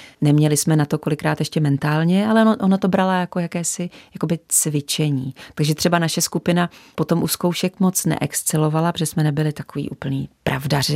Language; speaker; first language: Czech; native; Czech